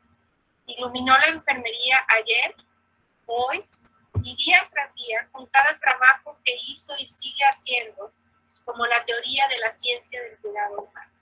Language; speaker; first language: Spanish; native; Spanish